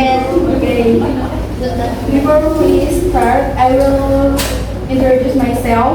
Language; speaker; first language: English; non-native, learner; Indonesian